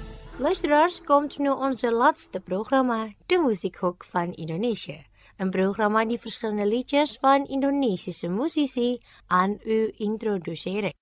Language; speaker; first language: Dutch; non-native, fluent; Indonesian